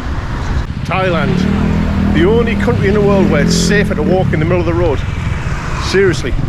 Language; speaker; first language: English; native; English